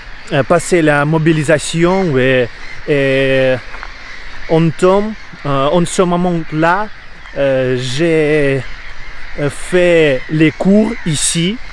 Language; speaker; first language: French; non-native, learner; Russian